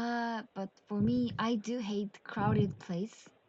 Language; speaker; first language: English; non-native, learner; Korean